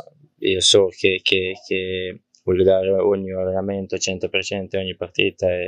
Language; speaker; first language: Italian; non-native, learner; Croatian